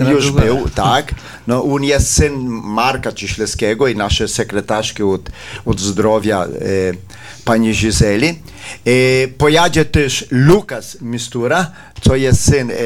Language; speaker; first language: Polish; early bilingual, heritage; Polish